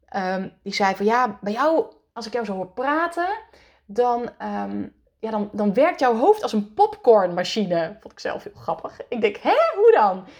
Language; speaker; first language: Dutch; native; Dutch